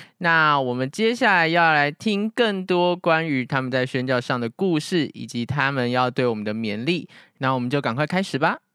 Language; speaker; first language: Chinese; native; Chinese